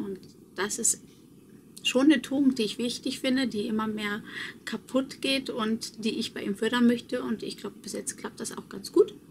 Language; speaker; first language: German; early bilingual, other home language; Polish